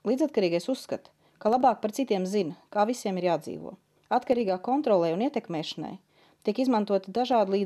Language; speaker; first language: Latvian; native; Latvian